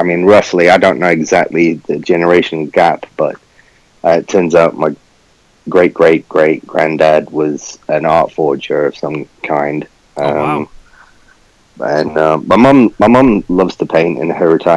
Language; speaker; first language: English; native; English